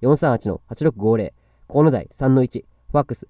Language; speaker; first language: Japanese; native; Japanese